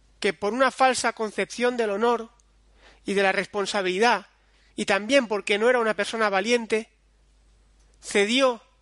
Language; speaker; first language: Spanish; native; Spanish